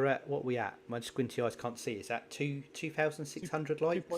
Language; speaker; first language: English; native; English